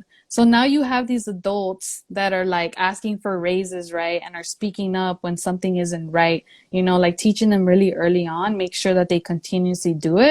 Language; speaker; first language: English; early bilingual, other home language; Spanish